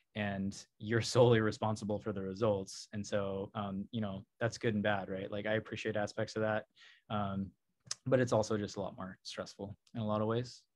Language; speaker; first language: English; native; English